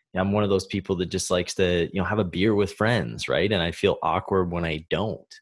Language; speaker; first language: English; native; English